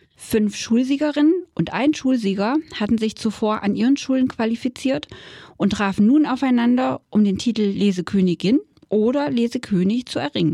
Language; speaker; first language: German; native; German